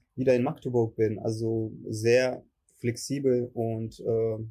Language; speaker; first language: German; early bilingual, other home language; Russian